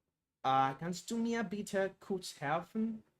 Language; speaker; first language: German; non-native, learner; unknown